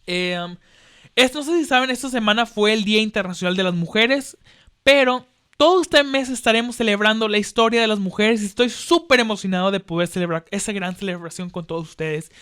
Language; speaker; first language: Spanish; early bilingual, heritage; Spanish